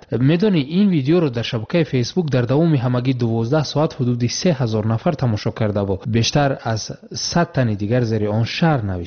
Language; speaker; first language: Tajik; native; Tajik